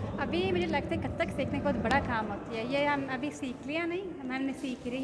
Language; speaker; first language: Hindi; non-native, learner; Swedish